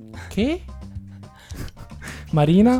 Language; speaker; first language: Italian; native; Italian